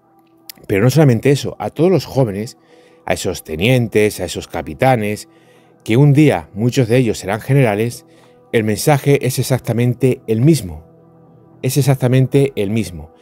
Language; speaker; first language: Spanish; native; Spanish